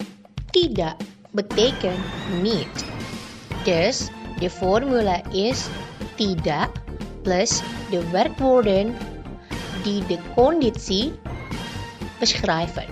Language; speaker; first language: Dutch; non-native, fluent; Indonesian